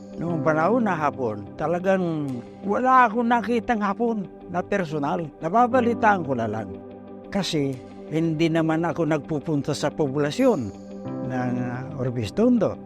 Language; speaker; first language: Filipino; non-native, local second language; Pangasinan